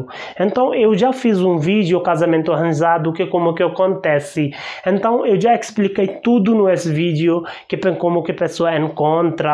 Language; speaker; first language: Portuguese; non-native, learner; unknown